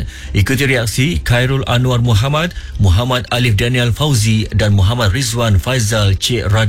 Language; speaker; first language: Malay; native; Malay